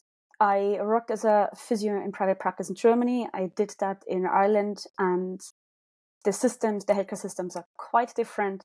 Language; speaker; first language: English; non-native, fluent; German